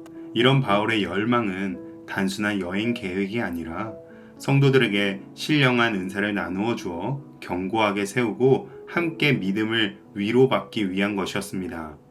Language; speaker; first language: Korean; native; Korean